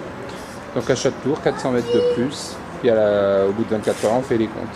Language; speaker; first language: French; native; French